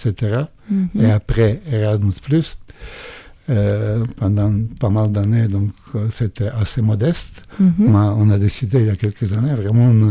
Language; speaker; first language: French; non-native, fluent; Croatian